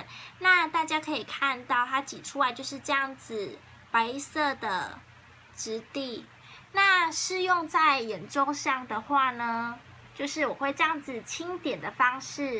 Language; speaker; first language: Chinese; native; Chinese